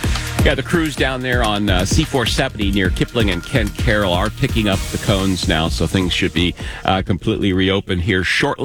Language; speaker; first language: English; native; English